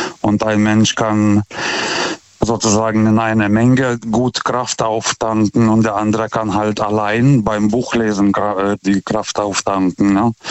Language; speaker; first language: German; non-native, fluent; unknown